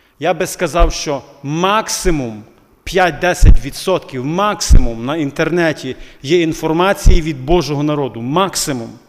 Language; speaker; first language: Ukrainian; native; Ukrainian